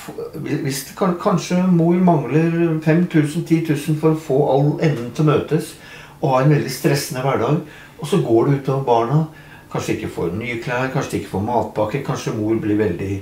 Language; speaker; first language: Norwegian; native; Norwegian